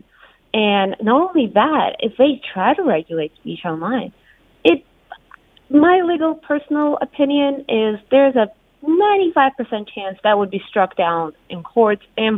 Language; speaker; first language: English; non-native, fluent; Russian